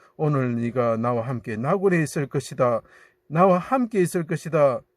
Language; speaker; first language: Korean; native; Korean